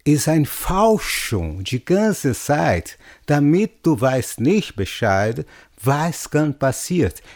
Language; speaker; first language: German; non-native, fluent; Portuguese